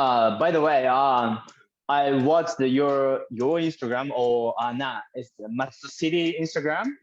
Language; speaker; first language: English; non-native, learner; Japanese